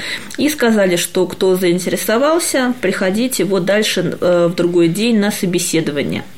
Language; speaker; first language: Russian; native; Russian